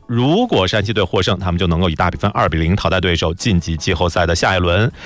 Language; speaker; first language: Chinese; native; Chinese